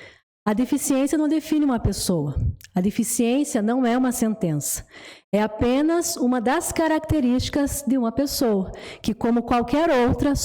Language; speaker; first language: Portuguese; native; Portuguese